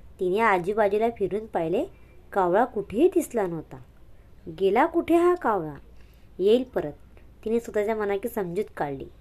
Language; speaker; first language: Marathi; non-native, local second language; Hindi